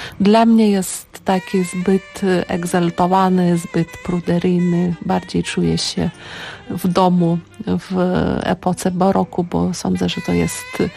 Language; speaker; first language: Polish; non-native, fluent; Lithuanian